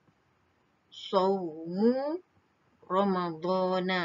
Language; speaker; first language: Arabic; non-native, fluent; Malay